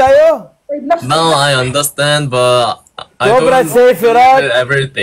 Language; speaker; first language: English; non-native, learner; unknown